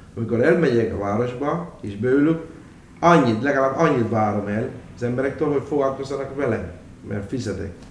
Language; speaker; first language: Hungarian; non-native, fluent; Spanish